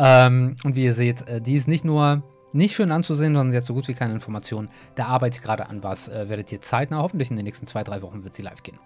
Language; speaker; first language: German; native; German